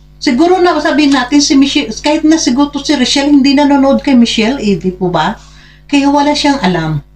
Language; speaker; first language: Filipino; non-native, local second language; Hiligaynon